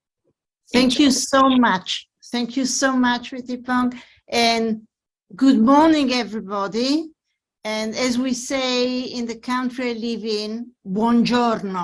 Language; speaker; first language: English; non-native, fluent; Italian